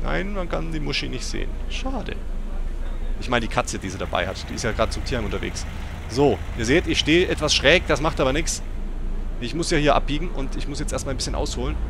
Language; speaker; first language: German; native; German